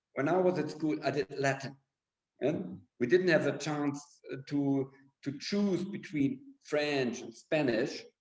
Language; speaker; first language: English; non-native, fluent; German